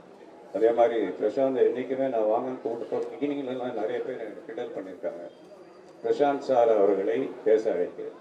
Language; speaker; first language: Tamil; native; Tamil